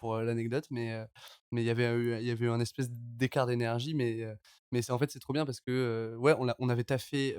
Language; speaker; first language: French; native; French